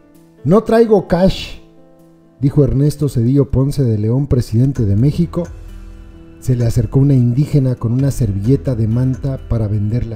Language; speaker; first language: Spanish; native; Spanish